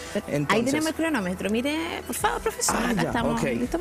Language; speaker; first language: Spanish; native; Spanish